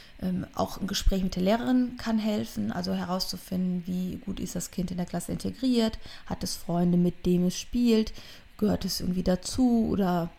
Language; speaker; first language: German; native; German